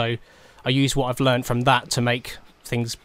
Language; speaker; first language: English; native; English